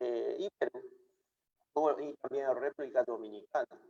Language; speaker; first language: Spanish; non-native, fluent; Japanese